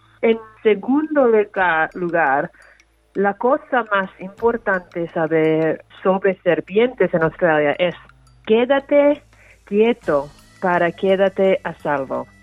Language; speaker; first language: Spanish; non-native, learner; English